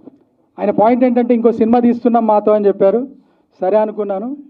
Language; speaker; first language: Telugu; native; Telugu